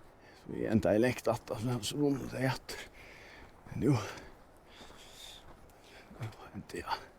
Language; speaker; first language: Swedish; non-native, learner; Faroese